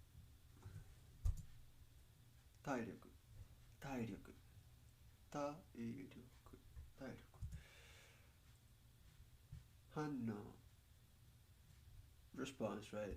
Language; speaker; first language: Japanese; non-native, learner; Spanish